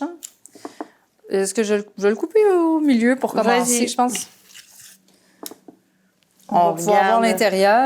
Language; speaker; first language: French; native; French